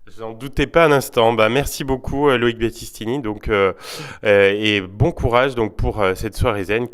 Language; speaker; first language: French; native; French